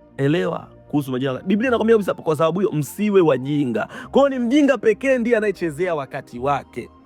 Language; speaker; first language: Swahili; native; Swahili